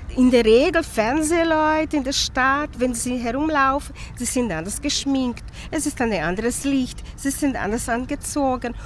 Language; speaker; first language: German; non-native, fluent; Portuguese